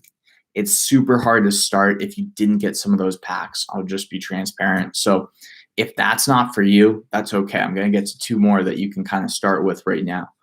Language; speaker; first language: English; native; English